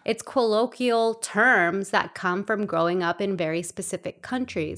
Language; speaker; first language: English; early bilingual, other home language; Spanish